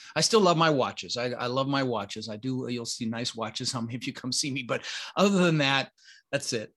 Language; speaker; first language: English; early bilingual, other home language; Dutch